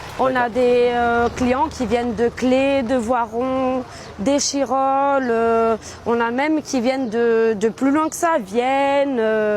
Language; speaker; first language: French; native; French